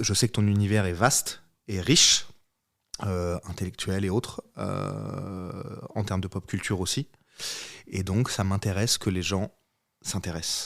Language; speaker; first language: French; native; French